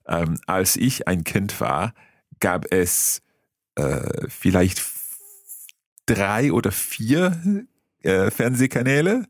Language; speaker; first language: German; non-native, fluent; English